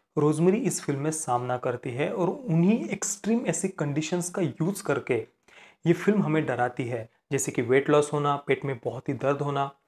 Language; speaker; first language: Hindi; non-native, local second language; Marathi